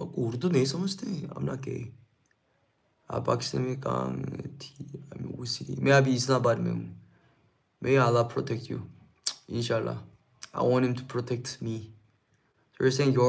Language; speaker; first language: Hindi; non-native, learner; Korean